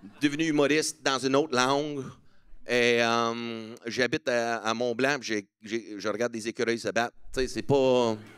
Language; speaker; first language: French; non-native, local second language; English